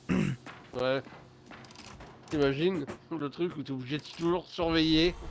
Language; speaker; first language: French; native; French